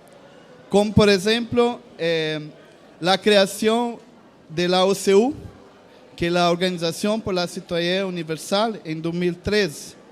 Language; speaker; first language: French; non-native, learner; Portuguese